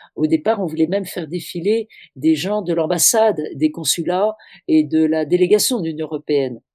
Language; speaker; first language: French; native; French